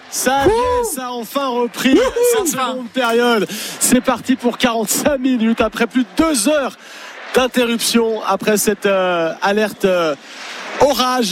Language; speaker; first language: French; native; French